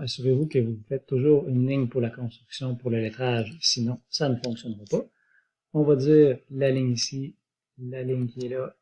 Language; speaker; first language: French; native; French